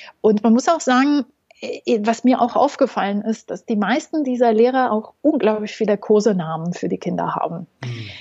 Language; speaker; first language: German; non-native, fluent; Romanian